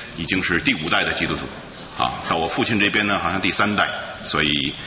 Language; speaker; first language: Chinese; native; Chinese